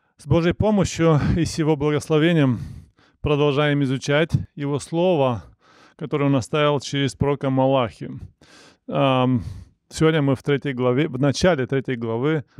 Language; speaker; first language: Russian; non-native, local second language; Romanian